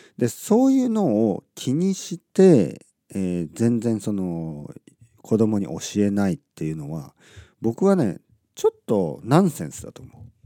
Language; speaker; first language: Japanese; native; Japanese